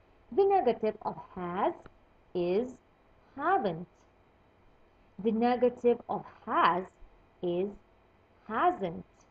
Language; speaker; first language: English; non-native, fluent; Lithuanian